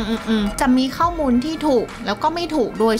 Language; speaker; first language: Thai; non-native, fluent; Vietnamese